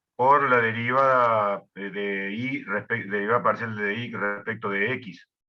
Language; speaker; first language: Spanish; native; Spanish